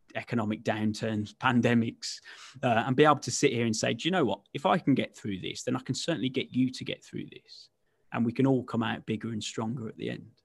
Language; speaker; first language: English; native; English